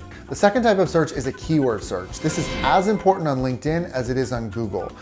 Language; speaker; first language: English; native; English